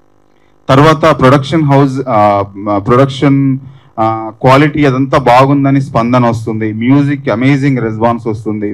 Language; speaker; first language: Telugu; native; Telugu